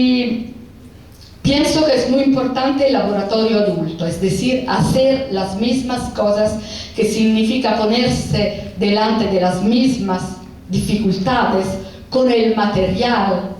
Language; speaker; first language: Spanish; non-native, fluent; Italian